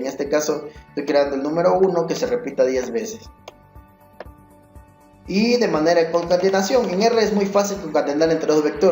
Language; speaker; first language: Spanish; native; Spanish